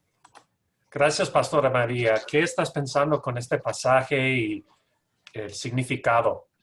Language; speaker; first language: Spanish; non-native, learner; English